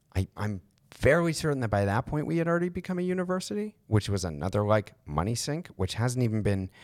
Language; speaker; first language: English; native; English